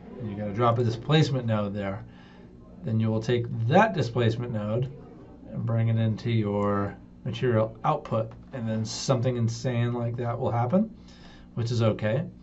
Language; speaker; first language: English; native; English